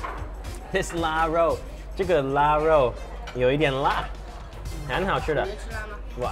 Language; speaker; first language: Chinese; non-native, learner; English